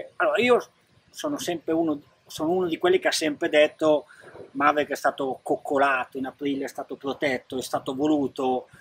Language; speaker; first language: Italian; native; Italian